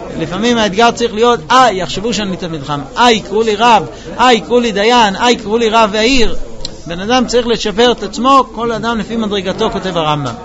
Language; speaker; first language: Hebrew; non-native, fluent; English